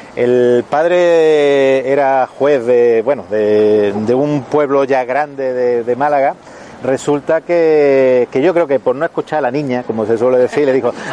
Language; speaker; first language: Spanish; native; Spanish